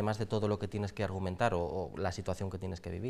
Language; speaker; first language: Spanish; native; Spanish